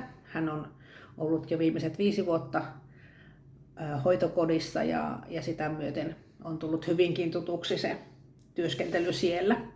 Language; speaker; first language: Finnish; native; Finnish